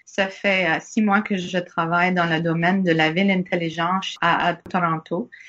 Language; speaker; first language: French; non-native, learner; English